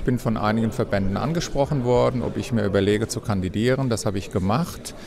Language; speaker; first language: German; native; German